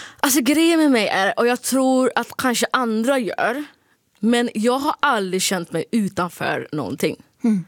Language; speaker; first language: Swedish; early bilingual, other home language; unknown